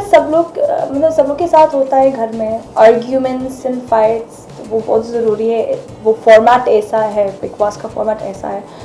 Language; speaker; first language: Hindi; non-native, fluent; Arabic